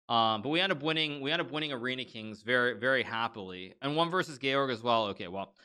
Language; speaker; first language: English; native; English